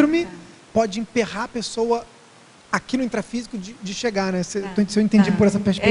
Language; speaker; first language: Portuguese; native; Portuguese